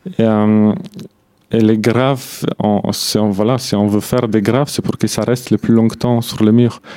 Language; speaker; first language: French; non-native, fluent; Polish